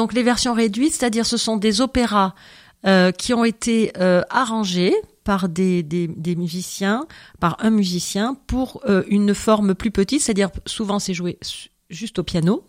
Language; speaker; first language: French; native; French